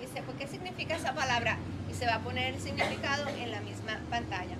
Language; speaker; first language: Spanish; non-native, fluent; Italian